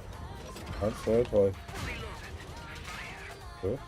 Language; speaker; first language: German; native; German